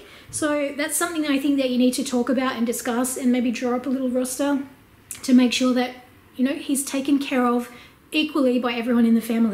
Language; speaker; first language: English; native; English